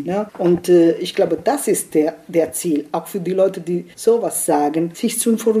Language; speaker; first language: German; non-native, fluent; Italian